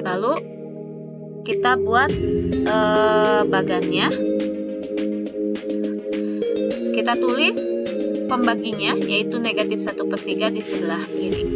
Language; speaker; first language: Indonesian; native; Indonesian